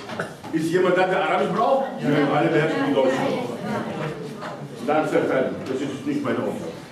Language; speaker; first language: German; non-native, fluent; Arabic